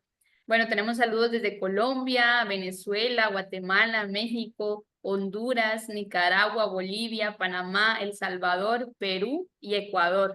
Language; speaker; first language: Spanish; native; Spanish